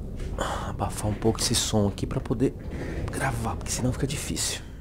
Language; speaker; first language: Portuguese; native; Portuguese